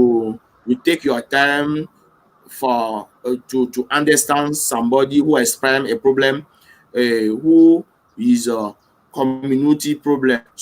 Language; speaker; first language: English; non-native, local second language; French